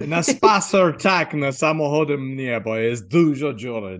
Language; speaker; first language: Polish; non-native, learner; English